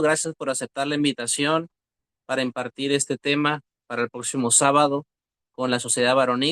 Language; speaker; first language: Spanish; native; Spanish